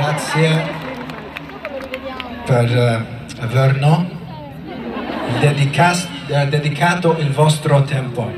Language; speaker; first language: Italian; non-native, learner; English